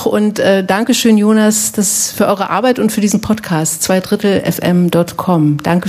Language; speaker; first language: German; native; German